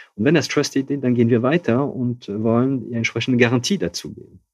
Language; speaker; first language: German; non-native, fluent; French